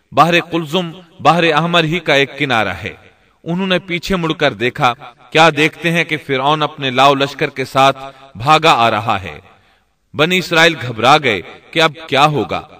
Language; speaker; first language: Urdu; native; Urdu